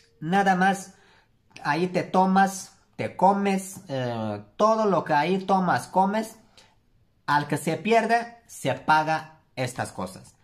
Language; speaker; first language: Spanish; non-native, learner; Turkish